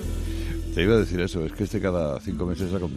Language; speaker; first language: Spanish; native; Spanish